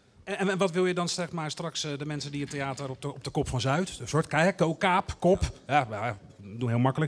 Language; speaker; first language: Dutch; native; Dutch